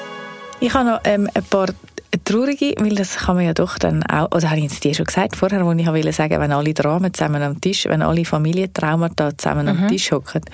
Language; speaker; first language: German; native; German